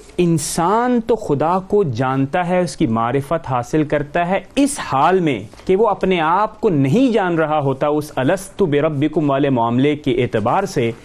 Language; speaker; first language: Urdu; native; Urdu